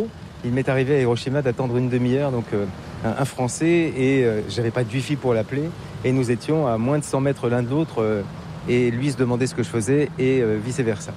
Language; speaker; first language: French; native; French